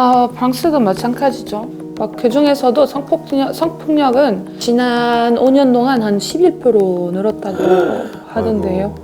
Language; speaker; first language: Korean; non-native, fluent; French